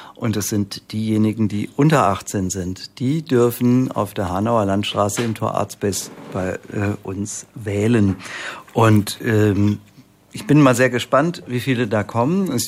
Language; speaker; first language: German; native; German